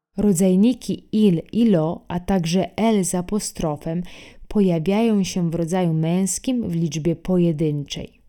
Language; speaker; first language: Polish; non-native, fluent; Italian